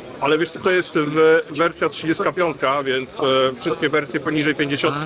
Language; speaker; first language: Polish; native; Polish